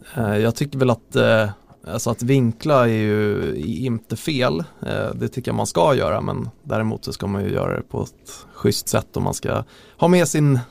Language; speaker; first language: Swedish; native; Swedish